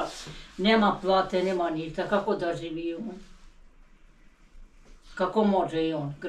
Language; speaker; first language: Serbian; non-native, local second language; Albanian